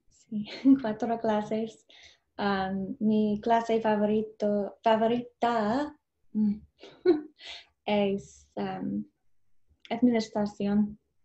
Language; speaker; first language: Spanish; non-native, learner; English